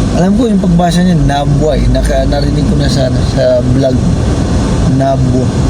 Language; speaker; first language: Filipino; non-native, local second language; Cebuano